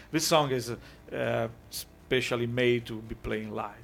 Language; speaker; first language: English; non-native, fluent; Italian